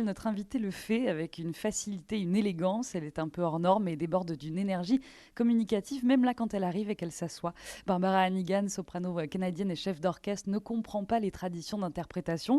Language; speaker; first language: French; native; French